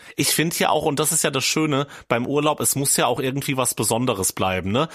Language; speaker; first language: German; native; German